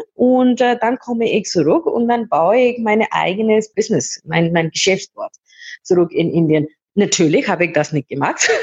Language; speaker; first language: German; non-native, fluent; Hindi